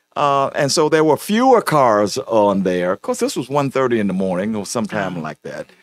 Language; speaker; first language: English; native; English